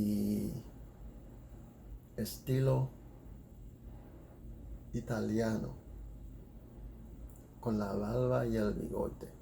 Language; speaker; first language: Spanish; non-native, fluent; Haitian Creole